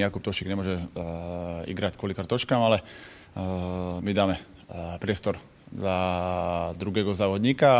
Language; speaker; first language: Polish; non-native, learner; Slovak